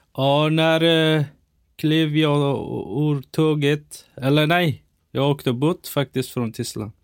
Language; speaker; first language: Swedish; non-native, fluent; Persian